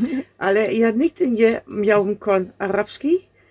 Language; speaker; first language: Polish; non-native, learner; Dutch